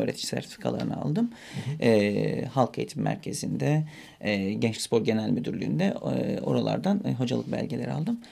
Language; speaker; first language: Turkish; native; Turkish